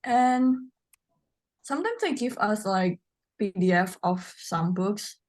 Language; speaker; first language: English; non-native, learner; Indonesian